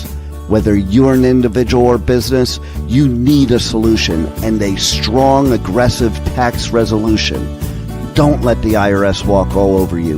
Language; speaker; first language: English; native; English